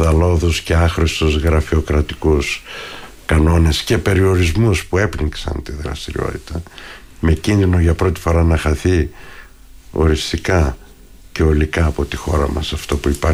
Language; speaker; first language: Greek; native; Greek